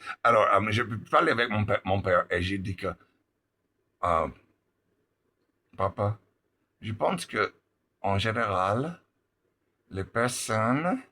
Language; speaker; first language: French; non-native, learner; English